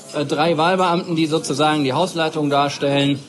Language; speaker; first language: German; native; German